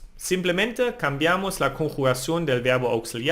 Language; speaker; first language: Spanish; non-native, fluent; German